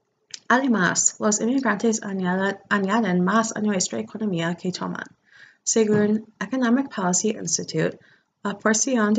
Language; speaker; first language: Spanish; non-native, fluent; English